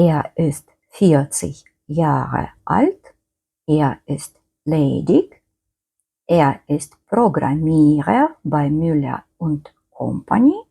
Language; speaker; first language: German; non-native, fluent; Ukrainian